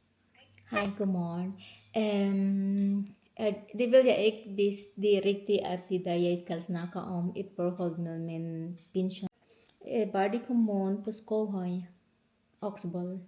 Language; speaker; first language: Danish; non-native, learner; Filipino